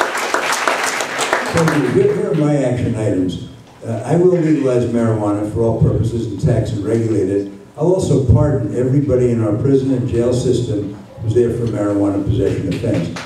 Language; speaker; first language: English; early bilingual, other home language; Spanish